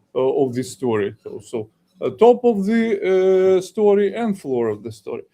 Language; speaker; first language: English; non-native, fluent; Ukrainian